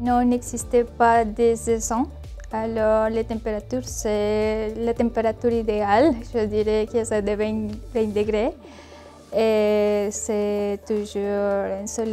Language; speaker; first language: French; non-native, learner; Spanish